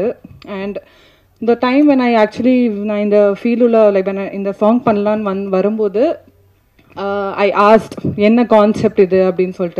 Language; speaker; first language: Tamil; non-native, learner; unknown